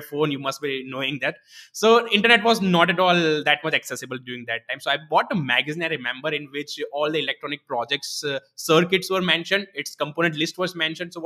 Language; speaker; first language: English; non-native, local second language; Gujarati